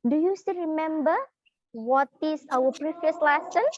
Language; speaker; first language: English; non-native, fluent; Indonesian